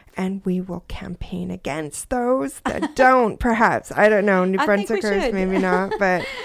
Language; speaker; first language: English; native; English